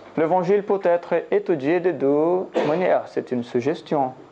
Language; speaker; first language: French; non-native, learner; Portuguese